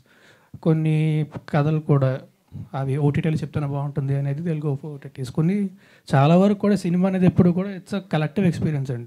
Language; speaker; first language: Telugu; native; Telugu